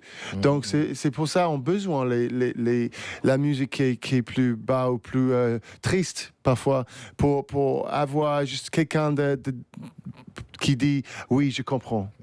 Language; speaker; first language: French; non-native, fluent; English